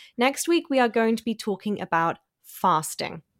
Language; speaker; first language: English; non-native, fluent; German